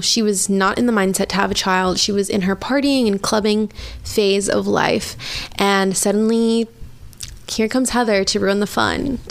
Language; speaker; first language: English; native; English